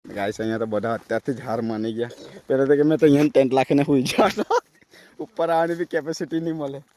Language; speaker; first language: Gujarati; native; Gujarati